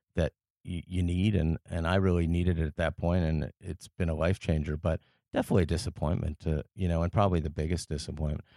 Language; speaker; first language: English; early bilingual, other home language; French